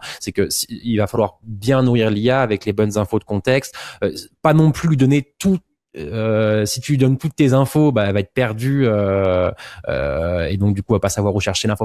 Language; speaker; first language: French; native; French